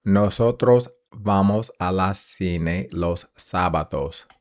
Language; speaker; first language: Spanish; non-native, learner; English